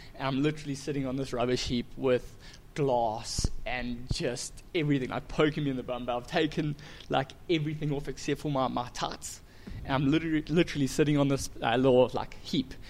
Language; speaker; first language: English; native; English